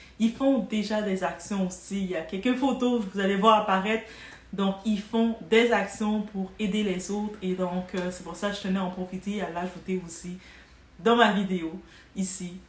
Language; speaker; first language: French; non-native, local second language; Haitian Creole